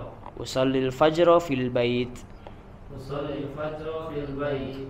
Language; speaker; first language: Arabic; non-native, fluent; Indonesian